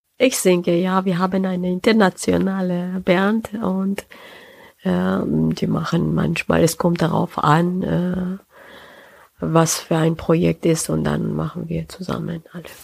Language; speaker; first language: German; non-native, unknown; Persian